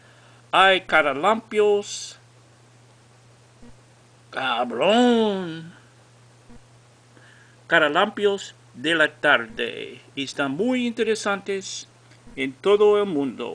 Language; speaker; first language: Spanish; non-native, learner; English